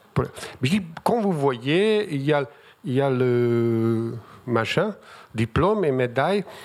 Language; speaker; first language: French; non-native, fluent; Bosnian